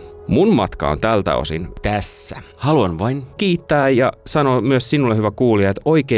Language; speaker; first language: Finnish; native; Finnish